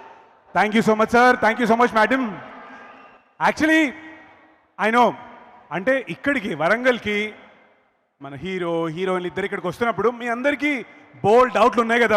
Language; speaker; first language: Telugu; native; Telugu